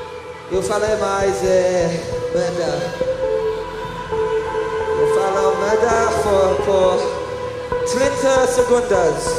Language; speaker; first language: Portuguese; non-native, learner; English